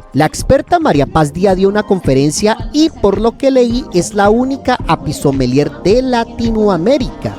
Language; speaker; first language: Spanish; native; Spanish